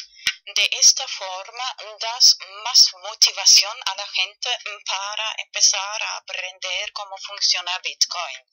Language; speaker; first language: Spanish; non-native, fluent; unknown